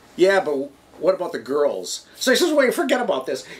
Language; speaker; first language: English; native; English